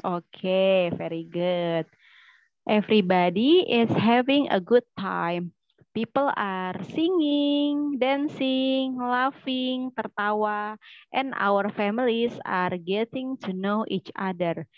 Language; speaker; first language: English; non-native, fluent; Indonesian